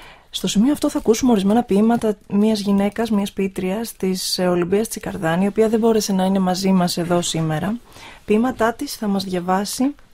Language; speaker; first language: Greek; native; Greek